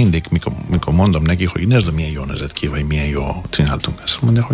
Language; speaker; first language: Hungarian; non-native, fluent; Greek